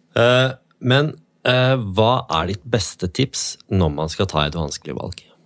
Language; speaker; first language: Norwegian; native; Norwegian